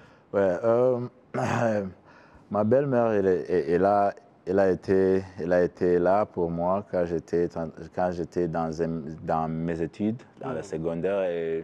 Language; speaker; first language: French; non-native, learner; Kinyarwanda